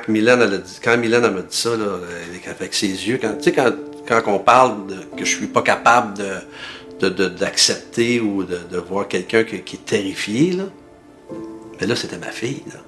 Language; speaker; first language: French; native; French